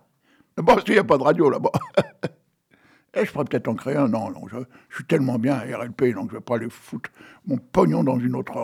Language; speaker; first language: French; native; French